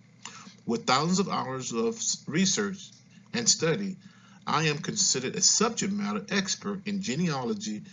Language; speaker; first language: English; native; English